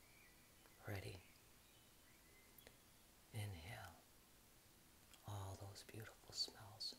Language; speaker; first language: English; native; English